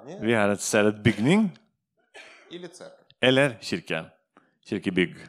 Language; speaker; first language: Norwegian; non-native, fluent; Russian